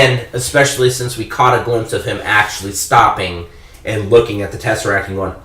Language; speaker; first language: English; native; English